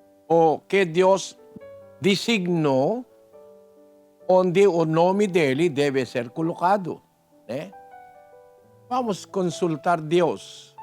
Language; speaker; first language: Portuguese; non-native, fluent; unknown